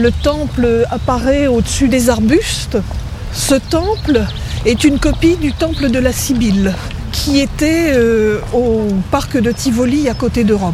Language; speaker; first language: French; native; French